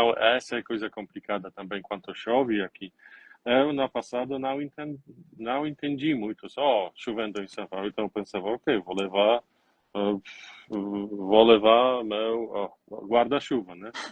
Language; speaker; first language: Portuguese; non-native, learner; Polish